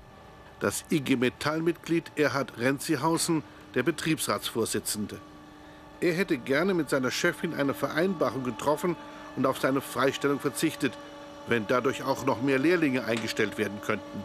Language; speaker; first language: German; native; German